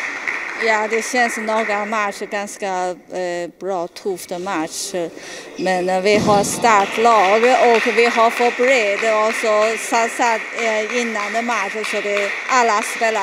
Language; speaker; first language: Swedish; non-native, learner; Chinese